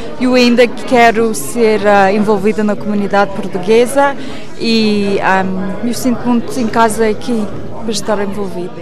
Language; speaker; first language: Portuguese; early bilingual, heritage; English